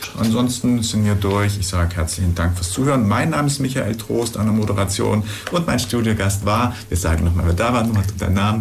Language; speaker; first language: German; native; German